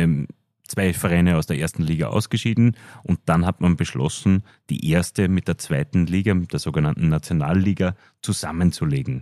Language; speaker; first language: German; native; German